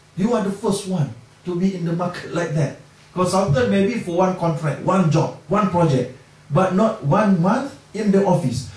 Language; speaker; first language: English; non-native, local second language; Malay